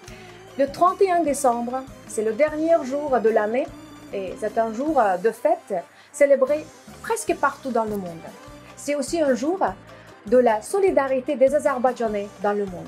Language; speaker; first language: French; non-native, fluent; Azerbaijani